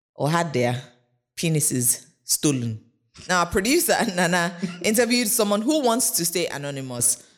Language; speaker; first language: English; non-native, local second language; Yoruba